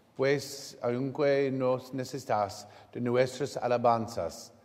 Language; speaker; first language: Spanish; non-native, learner; English